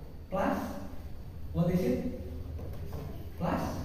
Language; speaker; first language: English; non-native, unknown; Indonesian